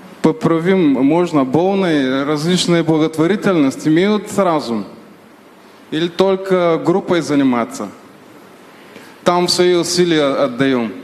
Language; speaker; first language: Russian; non-native, learner; Bulgarian